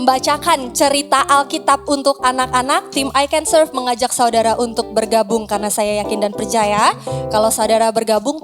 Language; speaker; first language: Indonesian; native; Indonesian